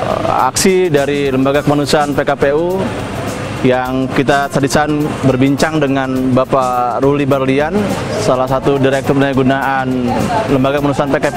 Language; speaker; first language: Indonesian; native; Indonesian